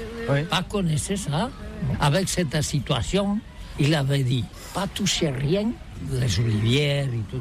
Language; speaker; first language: French; non-native, learner; Catalan